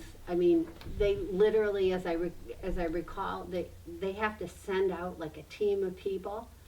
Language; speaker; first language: English; native; English